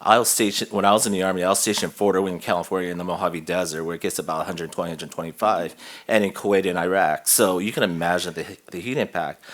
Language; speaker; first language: English; native; English